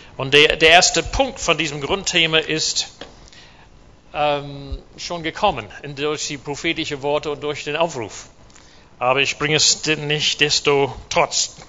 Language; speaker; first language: German; non-native, fluent; English